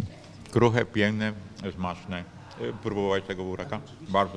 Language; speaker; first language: Polish; non-native, fluent; Spanish